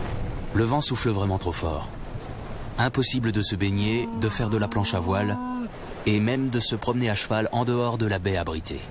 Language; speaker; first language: French; native; French